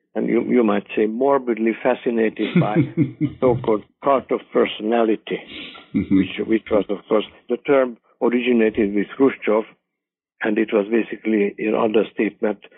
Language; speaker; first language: English; non-native, fluent; Hungarian